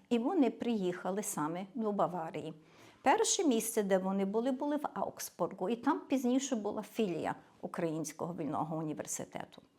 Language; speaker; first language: Ukrainian; early bilingual, heritage; Ukrainian